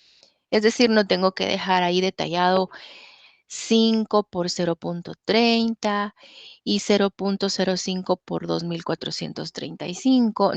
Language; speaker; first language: Spanish; native; Spanish